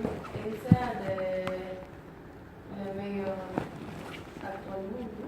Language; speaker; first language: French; non-native, learner; Spanish